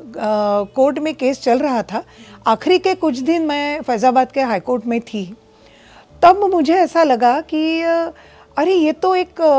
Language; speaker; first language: Hindi; non-native, local second language; Marathi